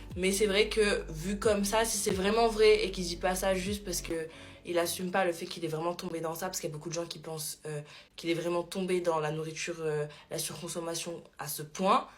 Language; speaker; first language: French; native; French